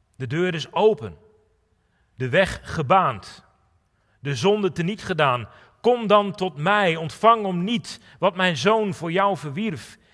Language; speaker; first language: Dutch; native; Dutch